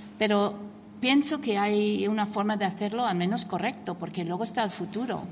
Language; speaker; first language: Spanish; non-native, fluent; English